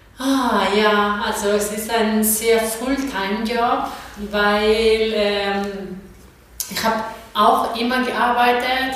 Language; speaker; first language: German; non-native, fluent; Spanish